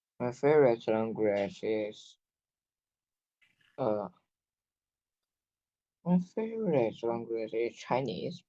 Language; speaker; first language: English; non-native, learner; Chinese